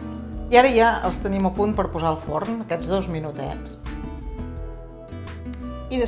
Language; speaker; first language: Catalan; native; Catalan